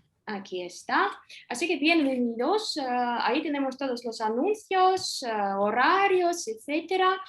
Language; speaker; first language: Spanish; non-native, fluent; Russian